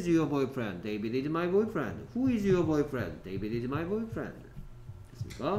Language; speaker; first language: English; non-native, fluent; Korean